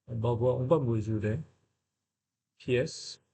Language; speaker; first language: French; non-native, fluent; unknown